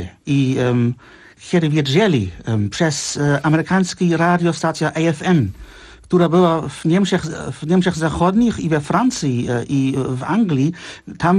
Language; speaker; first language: Polish; non-native, fluent; Czech